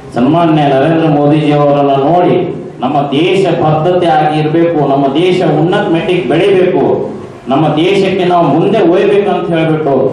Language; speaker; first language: Kannada; non-native, local second language; Lambadi